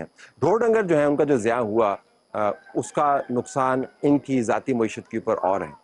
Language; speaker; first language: Urdu; native; Urdu